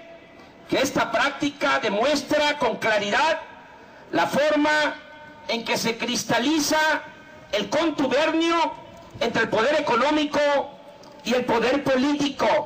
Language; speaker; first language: Spanish; native; Spanish